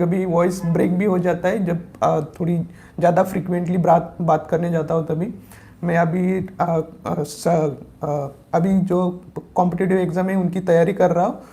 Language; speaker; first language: Hindi; non-native, local second language; Marathi